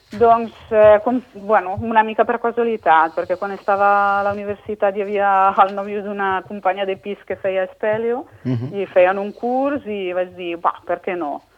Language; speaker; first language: Catalan; non-native, fluent; Italian